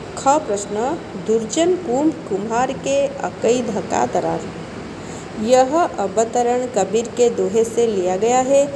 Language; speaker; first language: Hindi; non-native, local second language; Odia